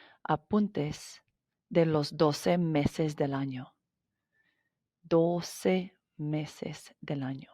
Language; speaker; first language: Spanish; non-native, fluent; English